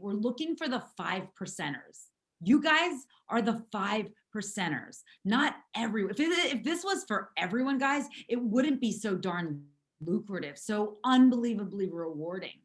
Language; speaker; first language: English; native; English